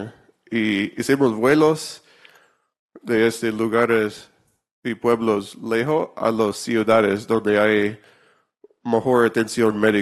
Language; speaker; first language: Spanish; non-native, fluent; English